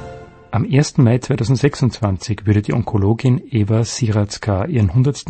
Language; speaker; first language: German; native; German